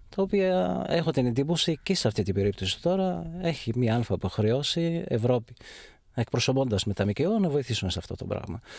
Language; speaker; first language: Greek; non-native, fluent; Arabic